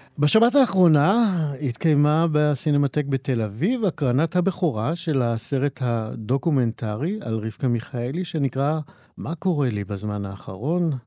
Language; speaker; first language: Hebrew; native; Hebrew